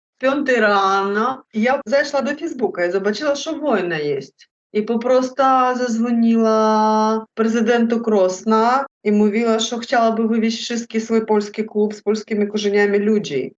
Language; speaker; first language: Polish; non-native, learner; Russian